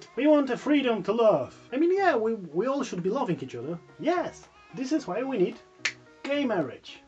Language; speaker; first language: English; non-native, fluent; Polish